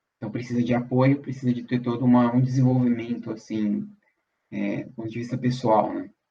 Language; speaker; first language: Portuguese; native; Portuguese